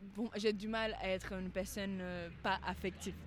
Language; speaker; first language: French; non-native, fluent; Portuguese